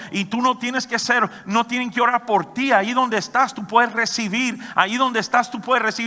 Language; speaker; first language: Spanish; native; Spanish